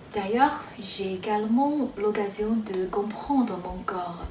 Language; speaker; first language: French; non-native, fluent; Chinese